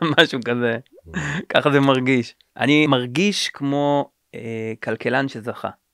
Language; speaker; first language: Hebrew; native; Hebrew